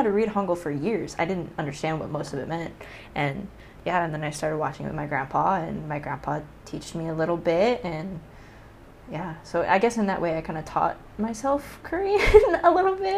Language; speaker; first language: English; native; English